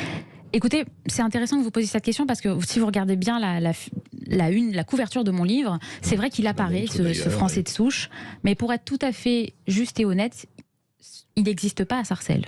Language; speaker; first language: French; native; French